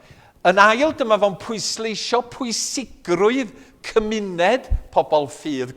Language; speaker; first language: Welsh; native; Welsh